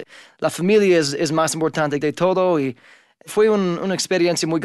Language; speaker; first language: Spanish; non-native, fluent; English